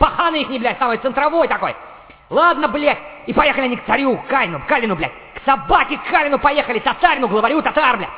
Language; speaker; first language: Russian; native; Russian